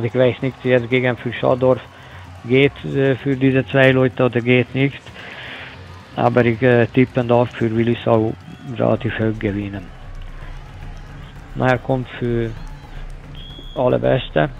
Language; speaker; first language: German; non-native, learner; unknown